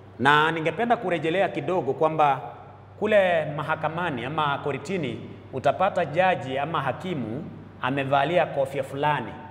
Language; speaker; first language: Swahili; non-native, local second language; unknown